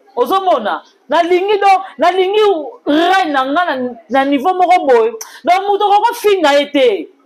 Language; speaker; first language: Lingala; native; Lingala